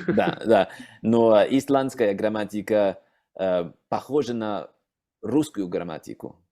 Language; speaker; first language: Russian; non-native, learner; English